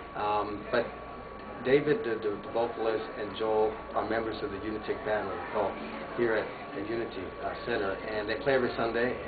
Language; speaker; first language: English; native; English